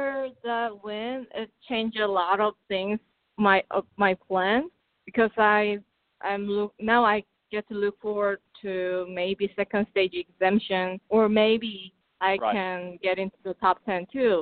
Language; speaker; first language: English; non-native, fluent; Korean